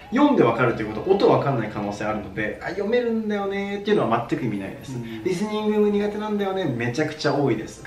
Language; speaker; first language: Japanese; native; Japanese